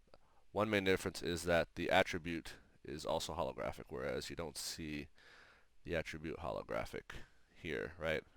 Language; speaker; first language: English; native; English